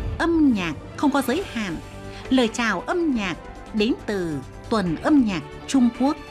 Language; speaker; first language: Vietnamese; non-native, fluent; Chinese